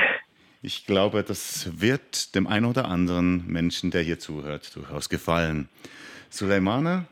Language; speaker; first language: German; native; German